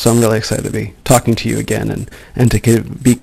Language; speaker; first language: English; native; English